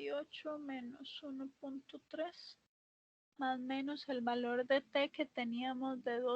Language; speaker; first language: Spanish; native; Spanish